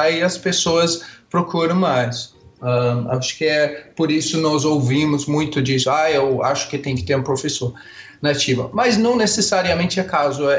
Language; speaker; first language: Portuguese; non-native, fluent; English